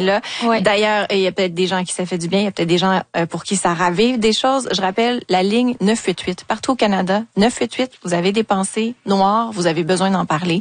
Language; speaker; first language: French; native; French